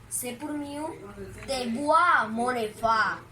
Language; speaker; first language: French; non-native, learner; Spanish